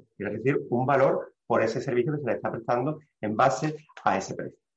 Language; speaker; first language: Spanish; native; Spanish